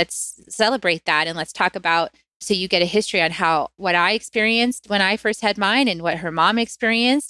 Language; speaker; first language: English; native; English